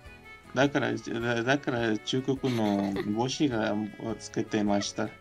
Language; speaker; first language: Japanese; non-native, learner; Spanish